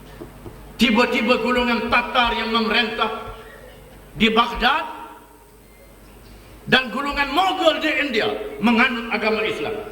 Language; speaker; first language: Malay; native; Malay